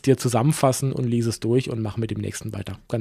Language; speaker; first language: German; native; German